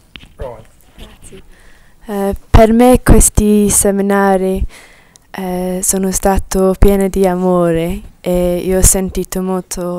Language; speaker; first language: Italian; non-native, learner; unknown